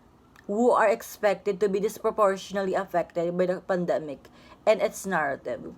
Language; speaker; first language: English; non-native, local second language; Filipino